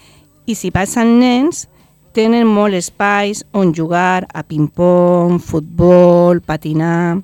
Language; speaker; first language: Catalan; non-native, learner; Spanish